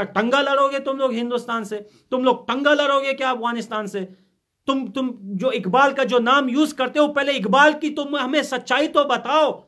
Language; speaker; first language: Urdu; non-native, fluent; Pashto